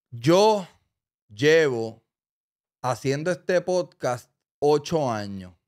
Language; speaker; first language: Spanish; native; Spanish